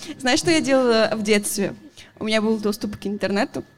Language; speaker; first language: Russian; non-native, learner; Spanish